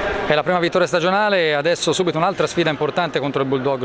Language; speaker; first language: Italian; native; Italian